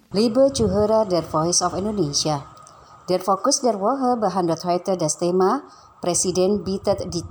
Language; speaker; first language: German; non-native, fluent; Indonesian